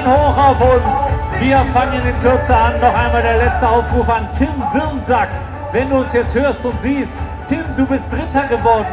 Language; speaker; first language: German; native; German